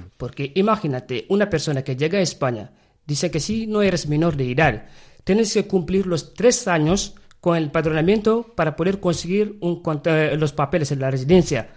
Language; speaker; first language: Spanish; non-native, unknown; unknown